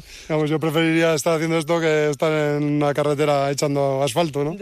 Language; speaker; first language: Spanish; native; Spanish